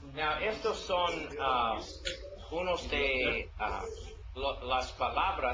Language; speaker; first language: Spanish; non-native, learner; English